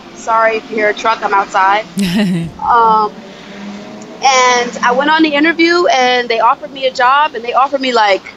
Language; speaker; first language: English; native; English